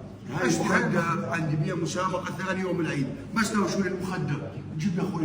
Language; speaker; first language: Arabic; native; Arabic